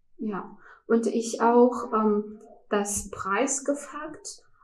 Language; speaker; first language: German; non-native, learner; Chinese